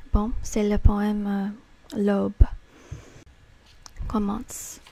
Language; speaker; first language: French; non-native, fluent; English